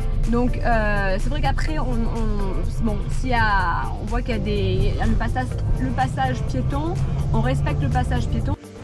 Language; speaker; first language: French; native; French